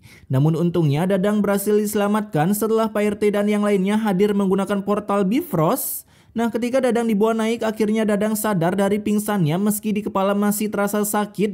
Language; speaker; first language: Indonesian; native; Indonesian